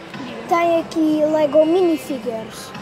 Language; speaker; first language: Portuguese; early bilingual, heritage; Portuguese